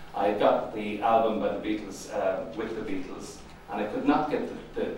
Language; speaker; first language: English; native; English